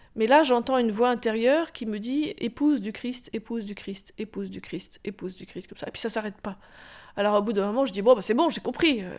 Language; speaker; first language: French; native; French